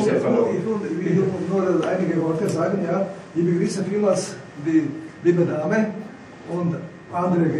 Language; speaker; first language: German; non-native, learner; Croatian